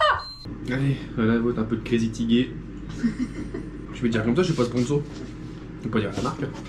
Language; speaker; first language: French; native; French